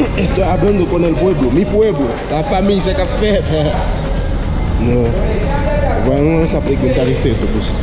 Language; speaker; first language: Spanish; non-native, learner; Haitian Creole